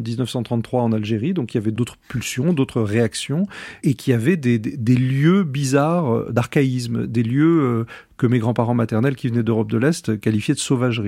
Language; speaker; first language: French; native; French